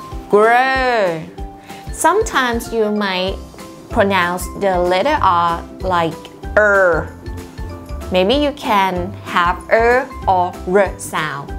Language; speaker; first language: English; non-native, fluent; Thai